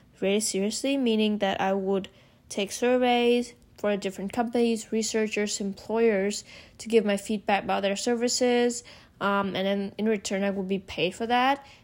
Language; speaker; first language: English; non-native, fluent; Vietnamese